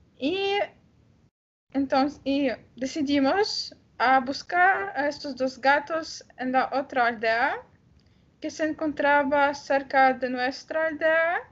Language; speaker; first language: Spanish; non-native, learner; Polish